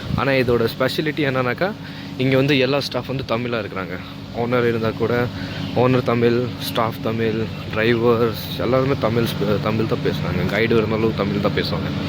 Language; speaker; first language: Tamil; early bilingual, heritage; Tamil